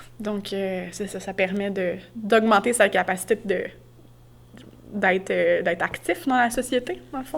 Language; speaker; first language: French; native; French